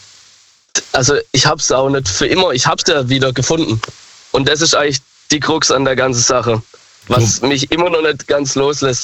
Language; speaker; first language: German; native; German